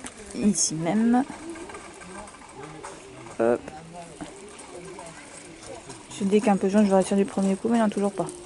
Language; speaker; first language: French; native; French